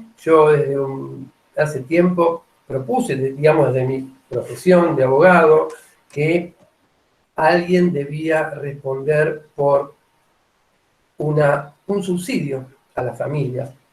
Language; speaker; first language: Spanish; native; Spanish